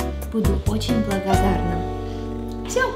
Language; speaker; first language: Russian; non-native, local second language; Armenian